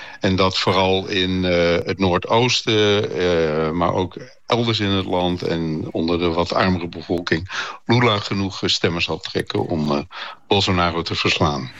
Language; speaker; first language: Dutch; native; Dutch